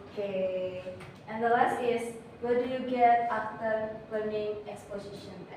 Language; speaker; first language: English; non-native, learner; Indonesian